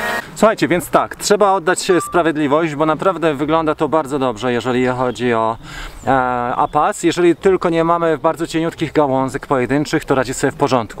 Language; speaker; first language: Polish; native; Polish